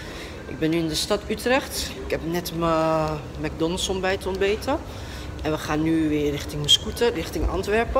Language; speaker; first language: Dutch; native; Dutch